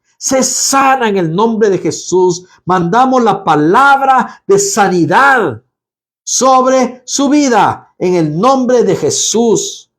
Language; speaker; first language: Spanish; native; Spanish